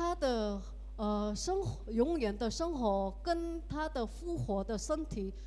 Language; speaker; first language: Chinese; early bilingual, heritage; Indonesian